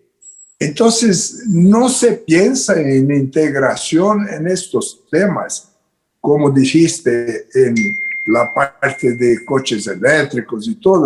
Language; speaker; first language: Spanish; non-native, fluent; Portuguese